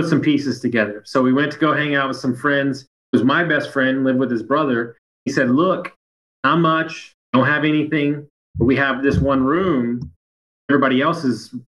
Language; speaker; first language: English; native; English